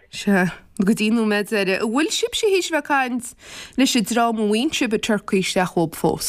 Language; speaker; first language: Irish; native; Irish